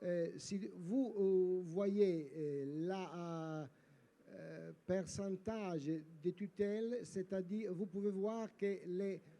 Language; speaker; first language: French; non-native, learner; Italian